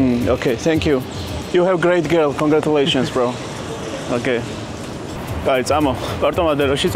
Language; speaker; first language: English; non-native, learner; Georgian